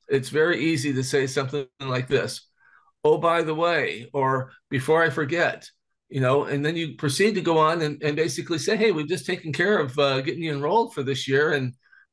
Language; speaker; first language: English; native; English